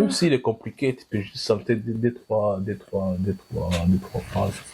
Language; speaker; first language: French; non-native, fluent; Kinyarwanda